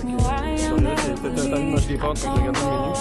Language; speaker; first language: French; native; French